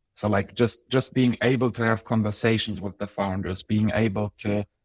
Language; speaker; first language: English; non-native, fluent; Bosnian